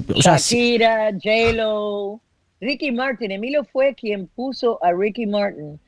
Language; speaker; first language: Spanish; early bilingual, heritage; Spanish